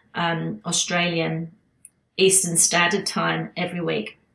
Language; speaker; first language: English; native; English